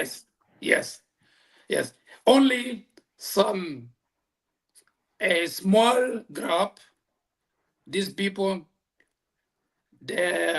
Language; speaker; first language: English; non-native, local second language; Portuguese